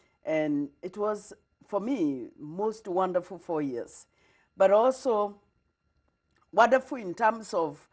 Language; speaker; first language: English; non-native, local second language; Kikuyu